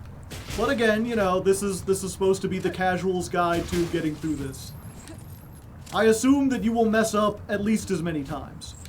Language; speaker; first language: English; native; English